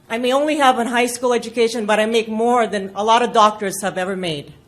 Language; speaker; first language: English; non-native, local second language; Filipino